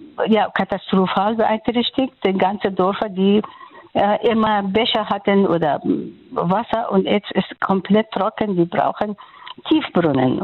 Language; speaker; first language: German; non-native, fluent; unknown